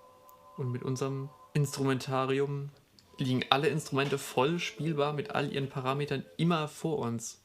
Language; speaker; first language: German; native; German